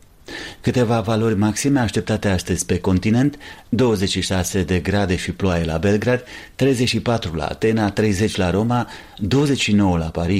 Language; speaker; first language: Romanian; native; Romanian